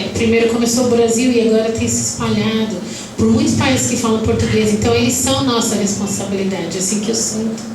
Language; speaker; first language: Portuguese; native; Portuguese